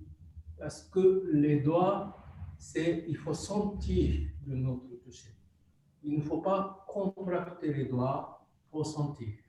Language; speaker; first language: French; non-native, fluent; Japanese